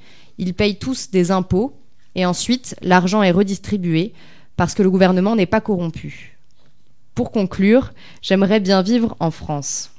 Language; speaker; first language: French; native; French